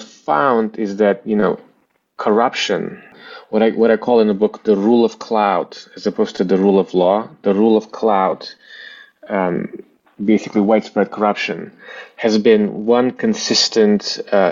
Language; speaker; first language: English; non-native, fluent; Russian